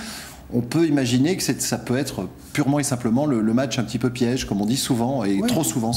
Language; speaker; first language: French; native; French